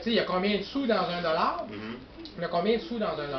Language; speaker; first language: French; native; French